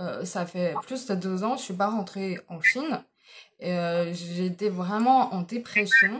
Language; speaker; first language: French; non-native, fluent; Chinese